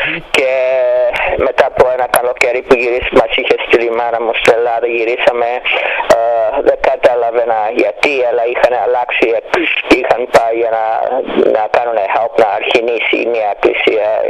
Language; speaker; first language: Greek; early bilingual, heritage; Greek